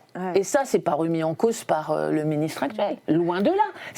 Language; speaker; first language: French; native; French